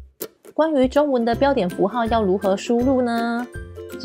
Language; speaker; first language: Chinese; native; Chinese